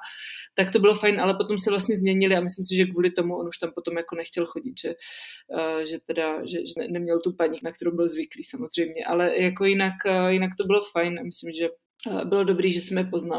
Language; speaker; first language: Czech; native; Czech